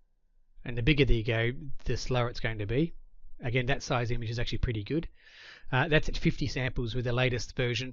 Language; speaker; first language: English; native; English